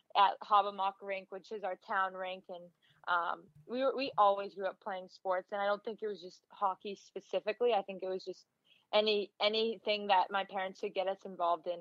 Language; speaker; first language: English; native; English